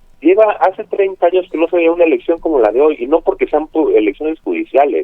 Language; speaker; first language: Spanish; native; Spanish